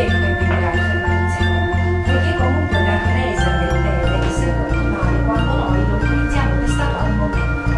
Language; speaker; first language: Italian; native; Italian